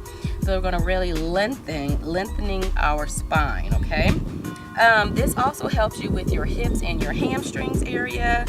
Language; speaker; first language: English; native; English